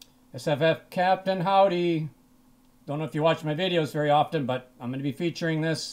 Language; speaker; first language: English; native; English